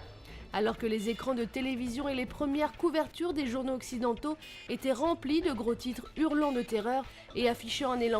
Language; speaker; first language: French; native; French